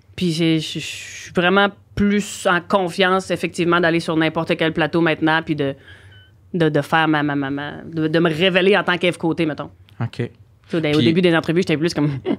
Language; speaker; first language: French; native; French